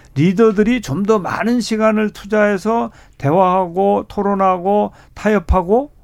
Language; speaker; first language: Korean; native; Korean